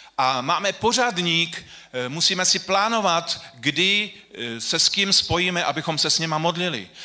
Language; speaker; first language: Czech; non-native, local second language; Polish